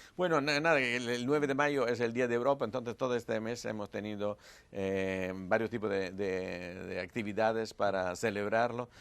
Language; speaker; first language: Spanish; non-native, fluent; Italian